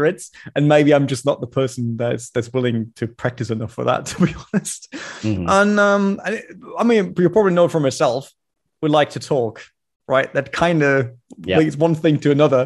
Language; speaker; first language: English; non-native, fluent; German